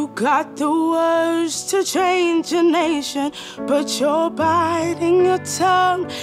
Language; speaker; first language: English; native; English